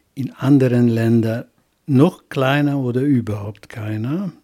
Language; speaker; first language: German; non-native, fluent; Hungarian